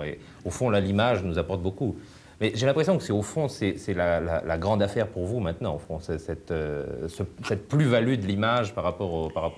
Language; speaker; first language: French; native; French